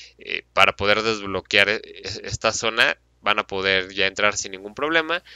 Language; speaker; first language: Spanish; native; Spanish